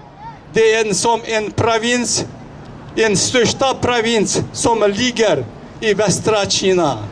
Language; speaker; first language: Swedish; non-native, fluent; Uyghur